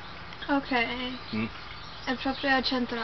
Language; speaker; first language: Italian; non-native, learner; English